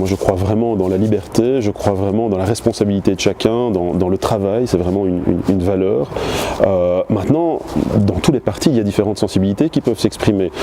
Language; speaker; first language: French; native; French